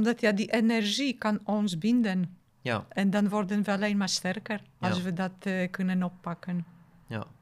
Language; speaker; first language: Dutch; non-native, fluent; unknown